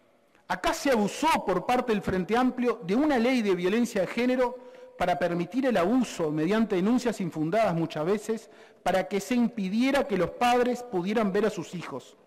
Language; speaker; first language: Spanish; native; Spanish